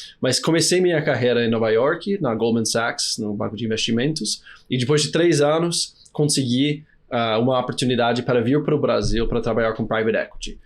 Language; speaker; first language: Portuguese; non-native, fluent; English